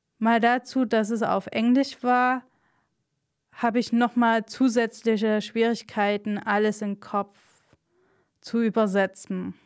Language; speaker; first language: German; non-native, fluent; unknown